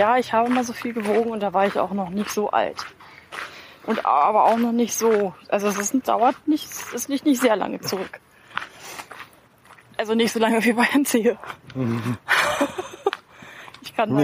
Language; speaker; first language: German; native; German